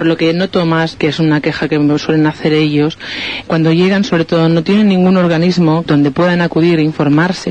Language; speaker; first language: Spanish; native; Spanish